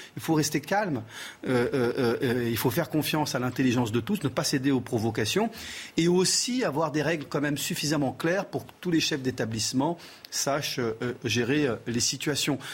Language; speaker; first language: French; early bilingual, other home language; Portuguese